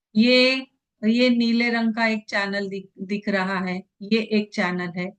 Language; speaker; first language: Hindi; non-native, local second language; Marathi